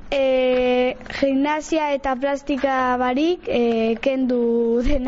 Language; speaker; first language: Basque; non-native, local second language; Spanish